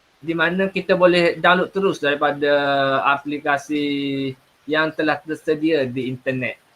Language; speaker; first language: Malay; native; Malay